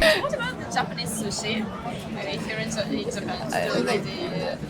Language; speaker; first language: English; non-native, learner; Russian